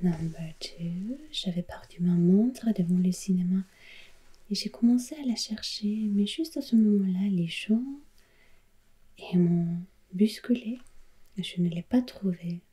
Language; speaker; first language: French; non-native, learner; German